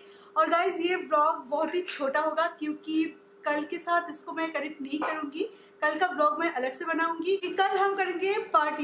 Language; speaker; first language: Hindi; non-native, local second language; Bangla